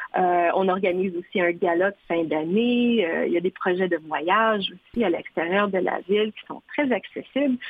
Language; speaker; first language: French; native; French